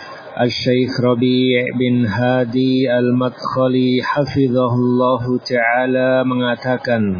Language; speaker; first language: Arabic; non-native, fluent; Indonesian